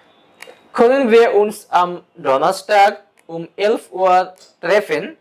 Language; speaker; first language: German; non-native, fluent; Bangla